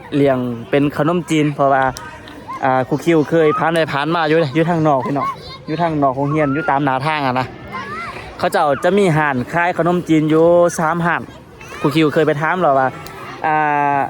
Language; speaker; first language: Lao; native; Lao